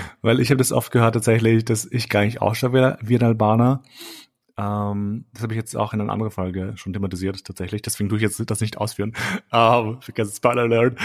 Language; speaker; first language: German; early bilingual, other home language; Albanian